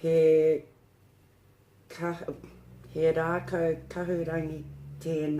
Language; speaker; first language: Māori; non-native, learner; English